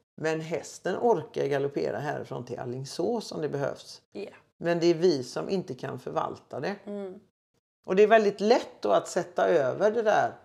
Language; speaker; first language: Swedish; native; Swedish